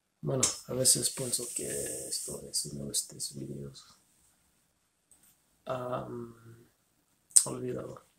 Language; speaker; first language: Spanish; non-native, learner; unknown